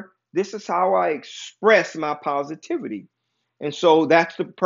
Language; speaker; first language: English; native; English